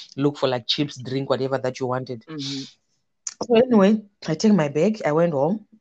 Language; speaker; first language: English; non-native, local second language; Shona